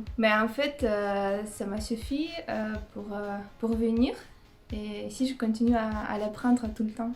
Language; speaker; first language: French; non-native, fluent; Russian